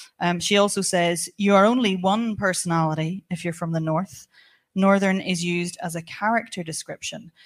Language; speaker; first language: English; native; English